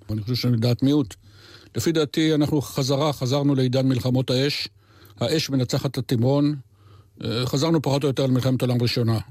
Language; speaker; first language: Hebrew; native; Hebrew